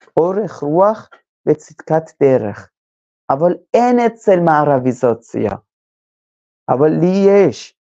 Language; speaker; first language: Hebrew; non-native, fluent; Persian